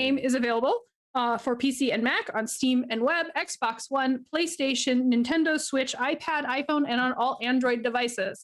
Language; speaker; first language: English; native; English